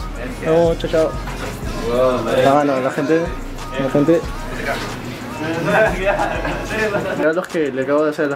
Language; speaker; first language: Spanish; native; Spanish